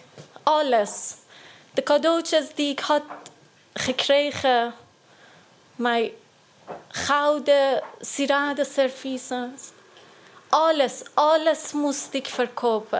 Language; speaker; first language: Dutch; non-native, learner; Persian